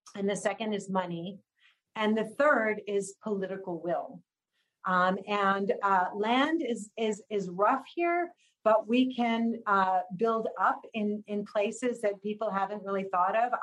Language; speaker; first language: English; native; English